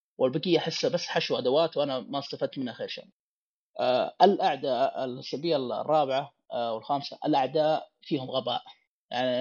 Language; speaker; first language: Arabic; native; Arabic